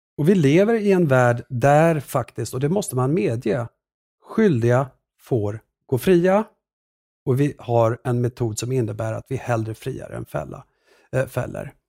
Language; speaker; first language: Swedish; early bilingual, other home language; Assyrian Neo-Aramaic